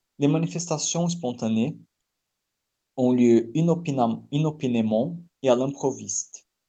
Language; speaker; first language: French; non-native, fluent; Portuguese